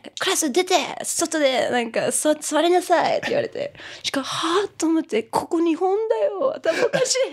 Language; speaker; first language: Japanese; early bilingual, heritage; Japanese